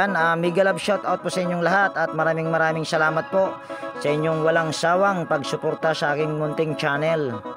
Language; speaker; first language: Filipino; native; Filipino